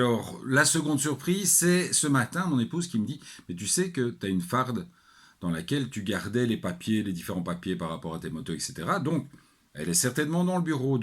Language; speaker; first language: French; native; French